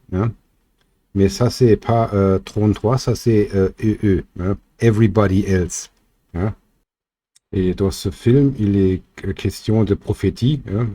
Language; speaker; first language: French; non-native, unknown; German